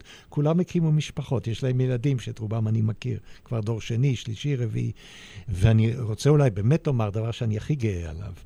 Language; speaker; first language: Hebrew; native; Hebrew